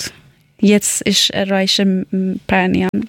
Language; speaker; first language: German; non-native, learner; Persian